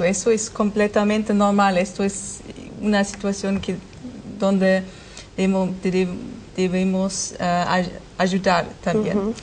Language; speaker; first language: Spanish; non-native, fluent; German